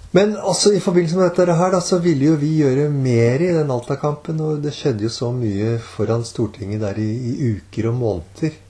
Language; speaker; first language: Norwegian; native; Norwegian